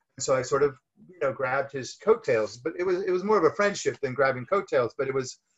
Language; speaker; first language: English; native; English